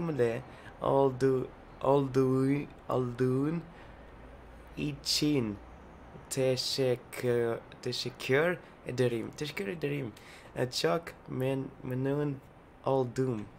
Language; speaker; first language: Turkish; non-native, learner; Russian